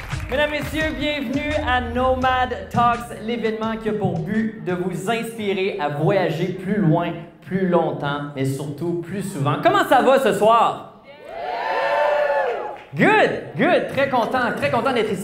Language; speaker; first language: French; native; French